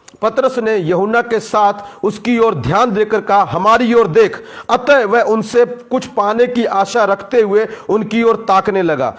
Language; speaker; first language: Hindi; non-native, local second language; Punjabi